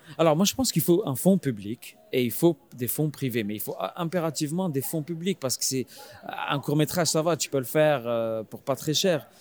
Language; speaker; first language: French; non-native, local second language; Arabic